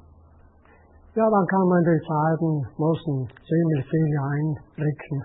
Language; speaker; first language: German; native; German